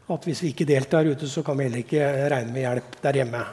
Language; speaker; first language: Norwegian; native; Norwegian